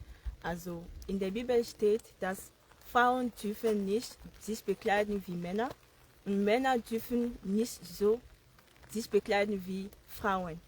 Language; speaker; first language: German; non-native, fluent; Yoruba